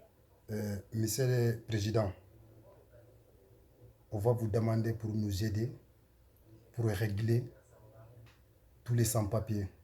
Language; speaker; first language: French; non-native, learner; Soninke